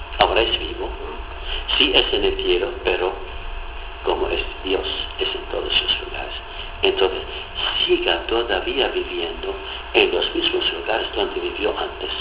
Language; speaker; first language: Spanish; non-native, fluent; Arabic